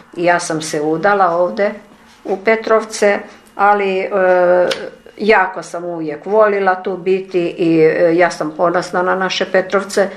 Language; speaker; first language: Serbian; non-native, local second language; Ukrainian